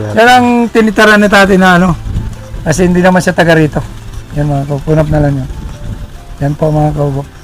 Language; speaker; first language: Filipino; non-native, local second language; Waray